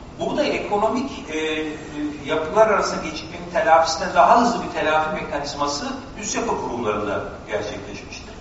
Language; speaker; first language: Turkish; native; Turkish